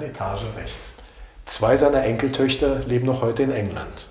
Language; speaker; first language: German; native; German